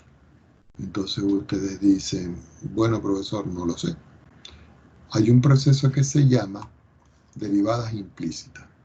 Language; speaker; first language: Spanish; native; Spanish